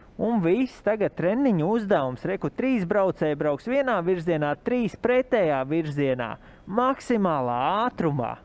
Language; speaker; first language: Latvian; native; Latvian